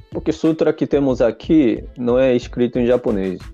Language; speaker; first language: Portuguese; non-native, fluent; Japanese